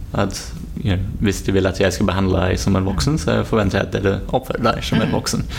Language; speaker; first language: Norwegian; non-native, fluent; English